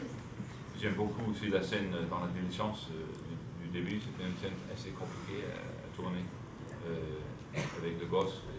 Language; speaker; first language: French; non-native, fluent; Danish